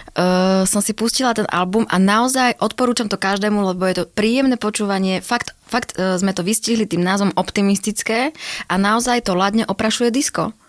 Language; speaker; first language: Slovak; native; Slovak